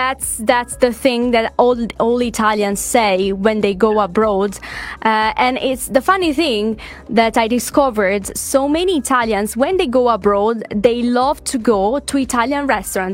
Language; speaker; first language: English; non-native, fluent; Italian